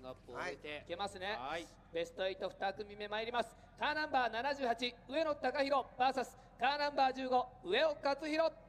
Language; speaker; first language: Japanese; native; Japanese